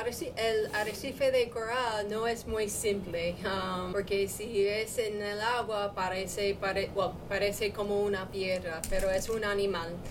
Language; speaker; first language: Spanish; non-native, learner; English